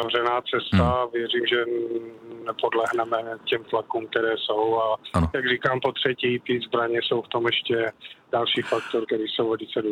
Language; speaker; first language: Czech; native; Czech